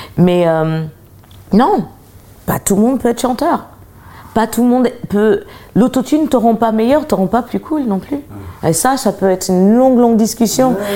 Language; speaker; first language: French; early bilingual, other home language; English